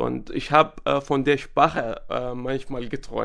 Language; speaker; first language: German; non-native, fluent; Arabic